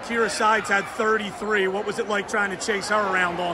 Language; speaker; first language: English; native; English